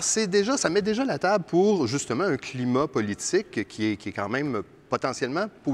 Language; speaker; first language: French; native; French